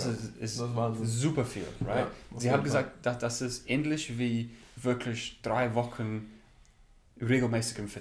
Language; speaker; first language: German; non-native, learner; English